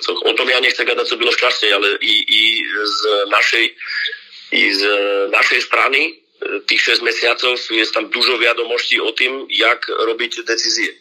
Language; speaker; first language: Polish; non-native, learner; Slovak